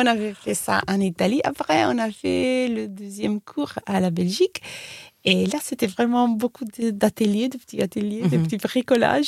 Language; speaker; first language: French; non-native, fluent; Italian